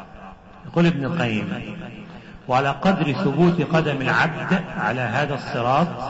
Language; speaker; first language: Arabic; native; Arabic